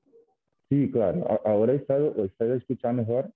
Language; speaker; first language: Spanish; non-native, fluent; Portuguese